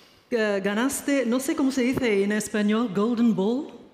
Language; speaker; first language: Spanish; non-native, learner; English